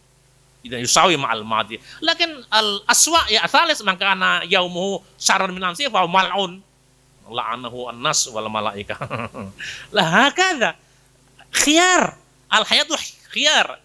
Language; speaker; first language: Arabic; non-native, fluent; Indonesian